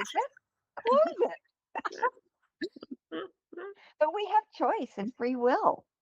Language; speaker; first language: English; native; English